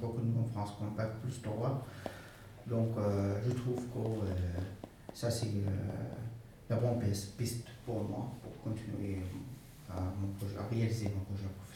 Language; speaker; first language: French; non-native, fluent; Arabic